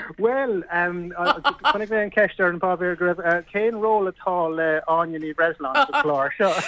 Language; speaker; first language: Irish; non-native, local second language; English